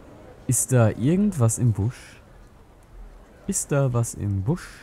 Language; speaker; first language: German; native; German